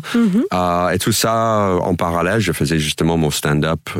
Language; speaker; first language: French; non-native, fluent; English